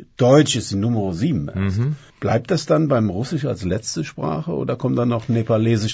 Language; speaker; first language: German; native; German